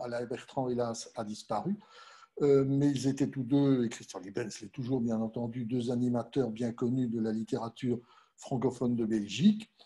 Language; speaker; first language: French; native; French